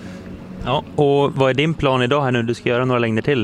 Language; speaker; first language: Swedish; native; Swedish